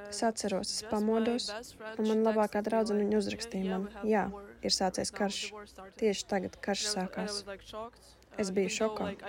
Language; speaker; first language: Latvian; non-native, fluent; Russian